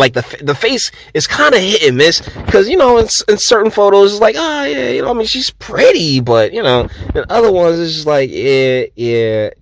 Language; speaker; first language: English; native; English